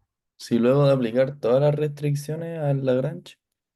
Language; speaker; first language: Spanish; native; Spanish